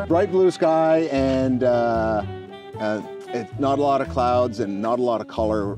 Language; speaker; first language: English; native; English